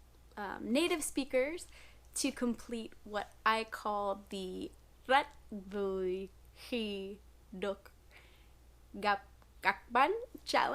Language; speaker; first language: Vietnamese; non-native, learner; English